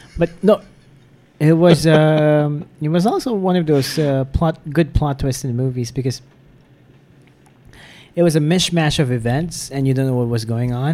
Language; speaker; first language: English; non-native, local second language; Filipino